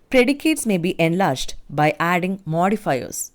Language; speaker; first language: English; non-native, local second language; Malayalam